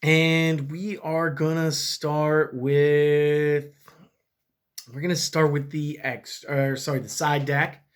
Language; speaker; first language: English; native; English